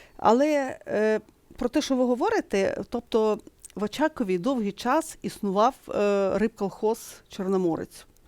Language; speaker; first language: Ukrainian; native; Ukrainian